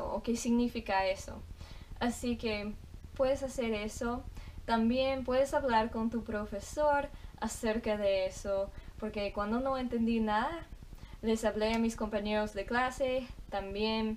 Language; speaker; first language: Spanish; non-native, fluent; English